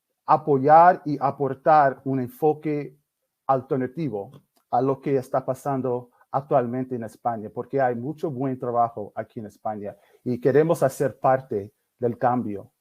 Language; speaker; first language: Spanish; non-native, fluent; English